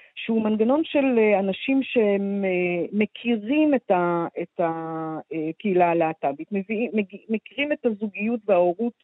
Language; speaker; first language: Hebrew; native; Hebrew